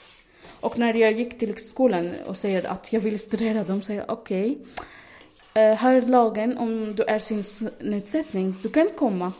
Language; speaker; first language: Swedish; non-native, fluent; Arabic